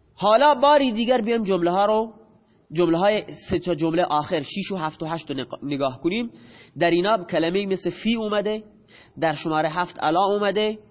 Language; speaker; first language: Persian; non-native, local second language; Baluchi